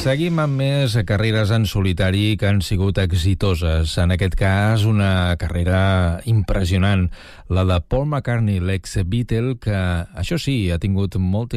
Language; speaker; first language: Catalan; native; Catalan